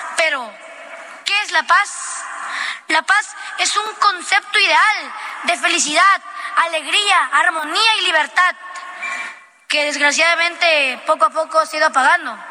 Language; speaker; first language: Spanish; native; Spanish